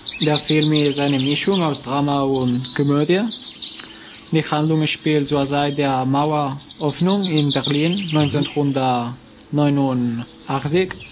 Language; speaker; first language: German; non-native, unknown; Catalan